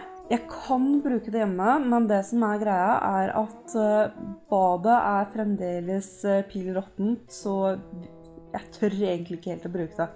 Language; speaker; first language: Norwegian; native; Norwegian